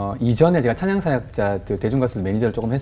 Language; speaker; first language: Korean; native; Korean